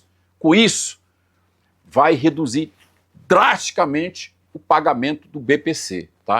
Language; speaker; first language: Portuguese; native; Portuguese